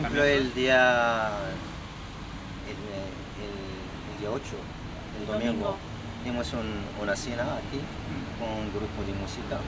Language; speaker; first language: Spanish; non-native, learner; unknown